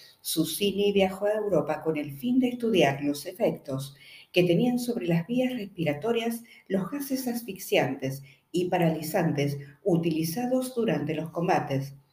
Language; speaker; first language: Spanish; native; Spanish